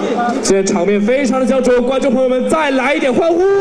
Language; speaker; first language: Chinese; native; Chinese